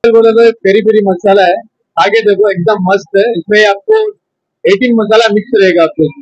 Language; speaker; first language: Hindi; non-native, local second language; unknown